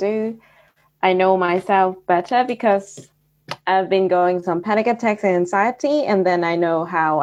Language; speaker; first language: English; non-native, local second language; Cantonese